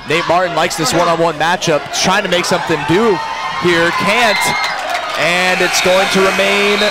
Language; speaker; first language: English; native; English